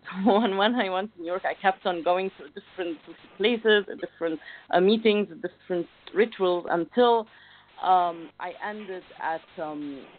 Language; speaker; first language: English; non-native, fluent; Arabic